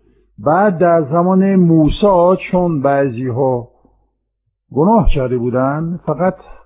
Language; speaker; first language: Persian; non-native, fluent; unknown